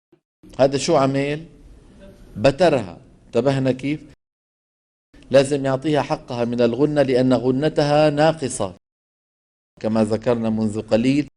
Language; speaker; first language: Arabic; native; Arabic